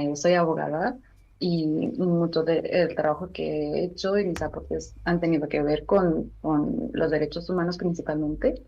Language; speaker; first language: Spanish; non-native, fluent; Armenian